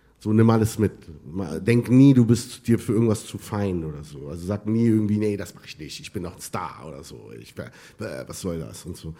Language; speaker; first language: German; early bilingual, other home language; Arabic